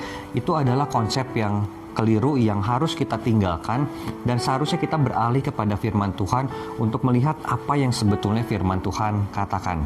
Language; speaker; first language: Indonesian; native; Indonesian